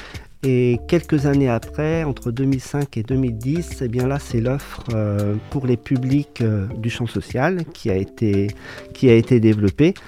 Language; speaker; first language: French; native; French